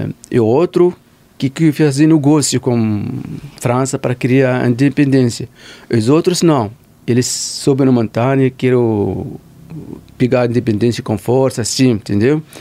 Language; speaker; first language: Portuguese; non-native, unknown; Arabic